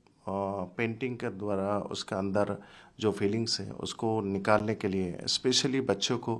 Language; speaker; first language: Hindi; non-native, local second language; Assamese